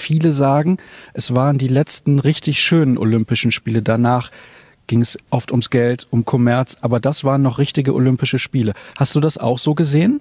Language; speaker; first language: German; native; German